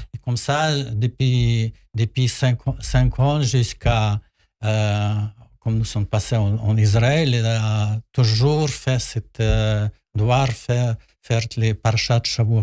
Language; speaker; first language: French; non-native, learner; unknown